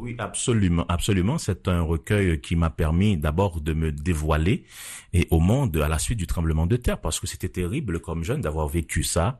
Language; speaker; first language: French; non-native, local second language; Haitian Creole